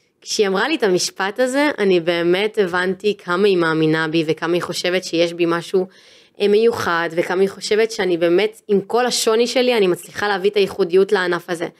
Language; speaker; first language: Hebrew; native; Hebrew